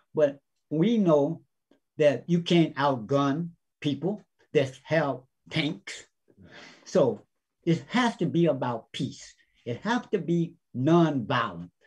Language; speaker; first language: English; native; English